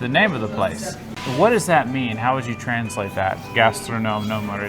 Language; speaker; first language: English; native; English